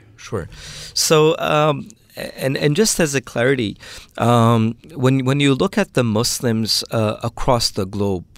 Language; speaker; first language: English; early bilingual, other home language; Urdu